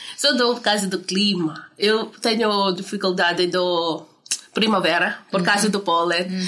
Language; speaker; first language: Portuguese; non-native, learner; Filipino